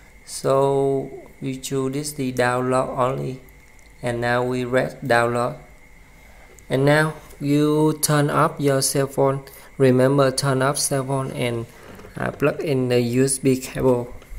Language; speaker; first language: English; non-native, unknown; Vietnamese